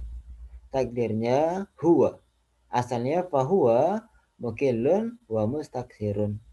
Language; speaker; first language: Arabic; non-native, fluent; Indonesian